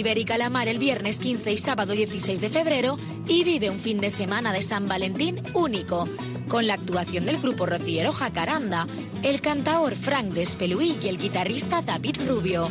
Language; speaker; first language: Spanish; native; Spanish